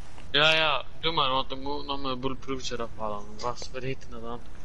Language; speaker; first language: Dutch; native; Dutch